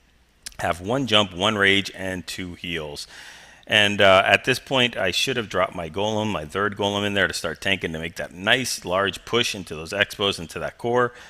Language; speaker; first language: English; native; English